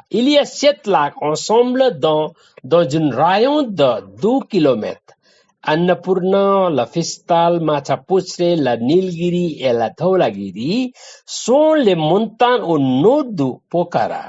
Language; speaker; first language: French; non-native, learner; Nepali